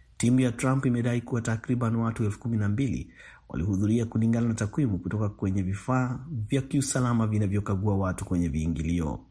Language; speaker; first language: Swahili; non-native, local second language; Kikuyu